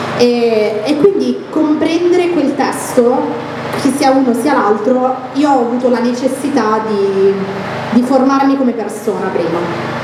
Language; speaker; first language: Italian; early bilingual, other home language; Arabic